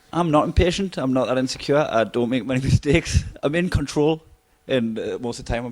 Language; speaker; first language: English; native; English